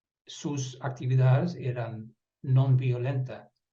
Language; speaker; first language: Spanish; non-native, fluent; Dutch